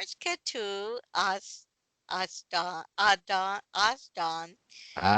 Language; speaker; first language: French; non-native, learner; English